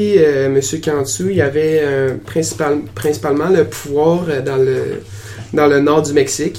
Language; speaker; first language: French; native; French